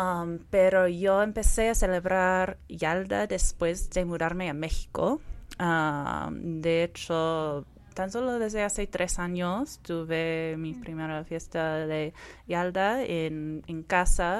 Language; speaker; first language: Spanish; non-native, fluent; English